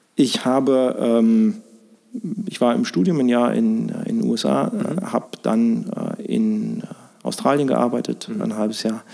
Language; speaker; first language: German; native; German